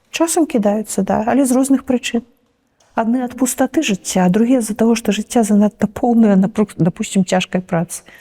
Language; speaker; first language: Belarusian; native; Belarusian